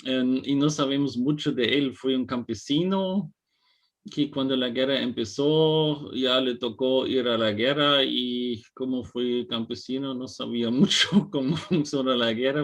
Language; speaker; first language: Spanish; non-native, fluent; German